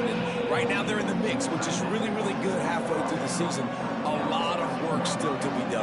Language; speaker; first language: English; native; English